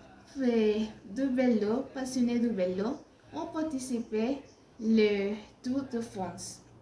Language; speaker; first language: French; non-native, learner; Spanish